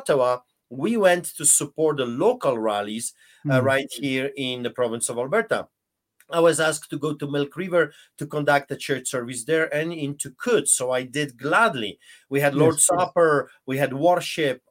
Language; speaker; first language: English; non-native, fluent; Polish